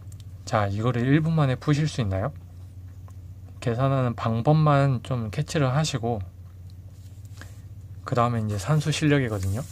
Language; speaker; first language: Korean; native; Korean